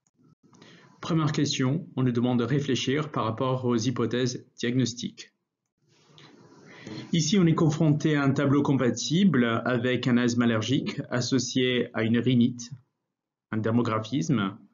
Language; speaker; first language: French; native; French